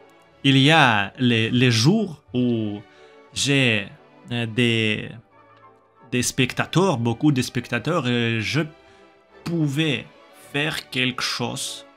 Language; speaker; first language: French; non-native, learner; Russian